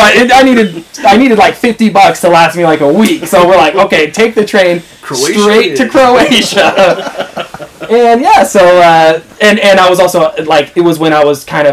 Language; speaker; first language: English; native; English